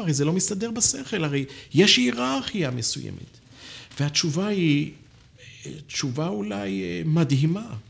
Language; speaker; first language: Hebrew; native; Hebrew